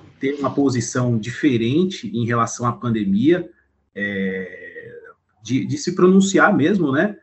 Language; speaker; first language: Portuguese; native; Portuguese